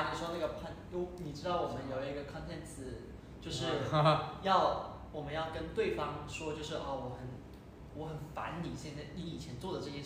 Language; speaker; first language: Chinese; native; Chinese